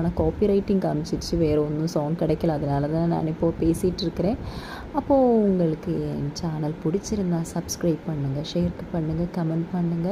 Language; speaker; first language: Tamil; non-native, learner; Malayalam